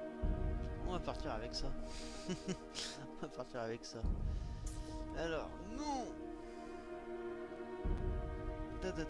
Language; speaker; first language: French; native; French